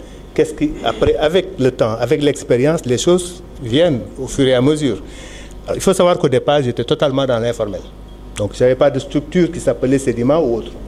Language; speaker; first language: French; non-native, local second language; Wolof